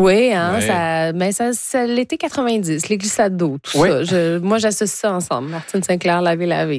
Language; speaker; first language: French; native; French